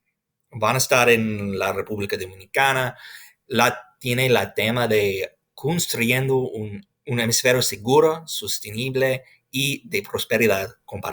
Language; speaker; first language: Spanish; non-native, fluent; English